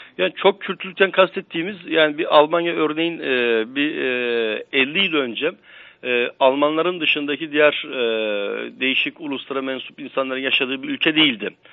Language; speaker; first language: Turkish; native; Turkish